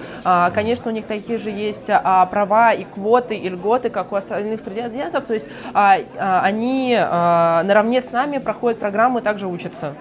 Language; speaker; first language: Russian; native; Russian